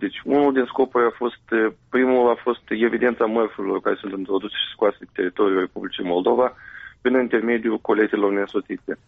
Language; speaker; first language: Romanian; native; Romanian